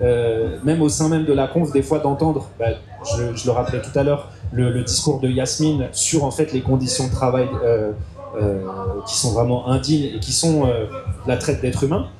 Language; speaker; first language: French; native; French